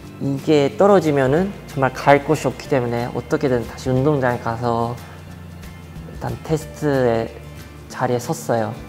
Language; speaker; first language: Korean; early bilingual, heritage; Japanese